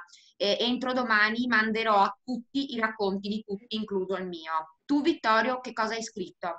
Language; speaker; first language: Italian; native; Italian